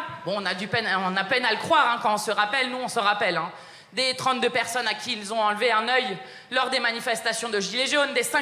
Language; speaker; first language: French; native; French